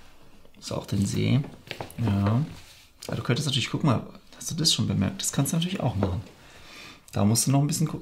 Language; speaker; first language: German; native; German